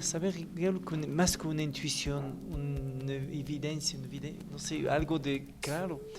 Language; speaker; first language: Spanish; non-native, learner; French